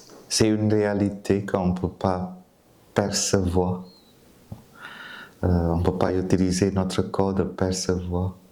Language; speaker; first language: French; non-native, fluent; Vietnamese